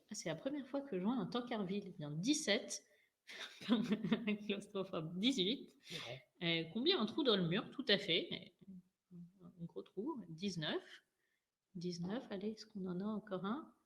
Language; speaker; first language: French; native; French